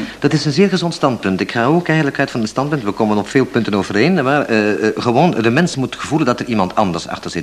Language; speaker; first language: Dutch; native; Dutch